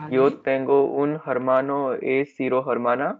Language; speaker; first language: Spanish; non-native, learner; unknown